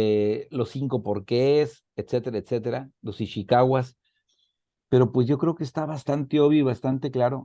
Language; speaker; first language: Spanish; native; Spanish